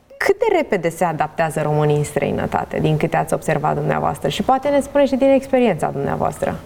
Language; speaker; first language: Romanian; native; Romanian